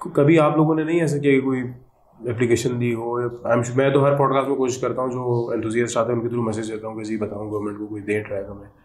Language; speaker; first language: Urdu; native; Urdu